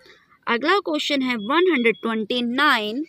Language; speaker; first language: Hindi; native; Hindi